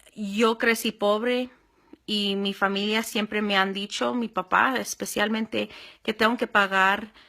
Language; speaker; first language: Spanish; early bilingual, heritage; Spanish